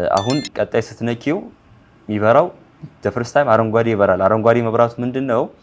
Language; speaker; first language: Amharic; non-native, local second language; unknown